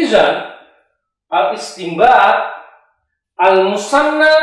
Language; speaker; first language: Arabic; non-native, fluent; Indonesian